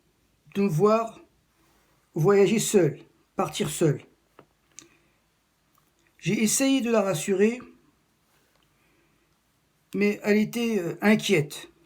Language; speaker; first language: French; non-native, local second language; Arabic